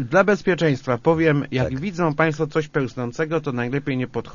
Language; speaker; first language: Polish; native; Polish